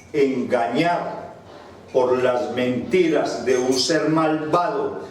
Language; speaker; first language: Spanish; native; Spanish